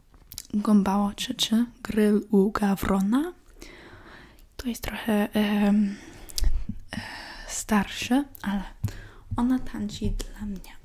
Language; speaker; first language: Polish; early bilingual, heritage; English